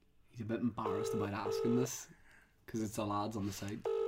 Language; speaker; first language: English; native; English